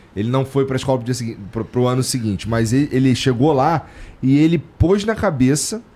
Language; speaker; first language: Portuguese; native; Portuguese